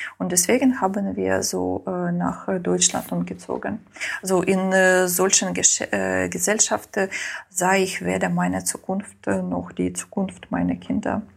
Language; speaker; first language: German; non-native, learner; Ukrainian